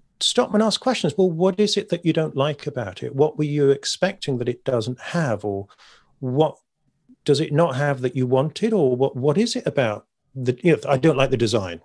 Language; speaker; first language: English; native; English